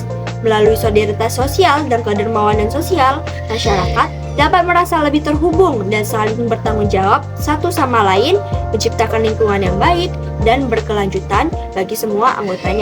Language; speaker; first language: Indonesian; native; Indonesian